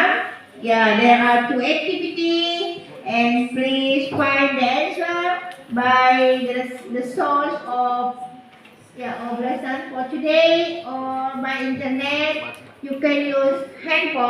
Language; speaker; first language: English; non-native, learner; Indonesian